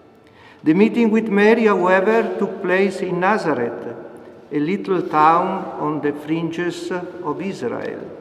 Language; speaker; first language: English; non-native, fluent; Italian